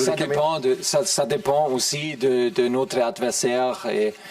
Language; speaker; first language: French; non-native, fluent; German